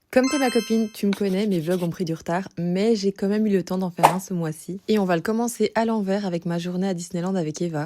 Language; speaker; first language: French; native; French